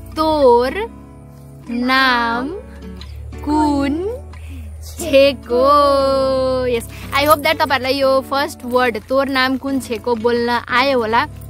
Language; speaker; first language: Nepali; non-native, local second language; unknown